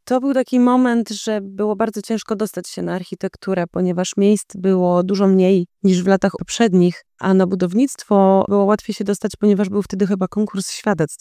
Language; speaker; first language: Polish; native; Polish